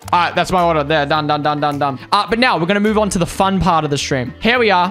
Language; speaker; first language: English; native; English